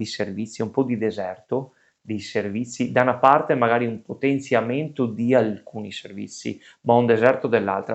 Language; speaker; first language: Italian; native; Italian